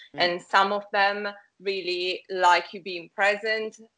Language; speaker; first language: English; non-native, fluent; Italian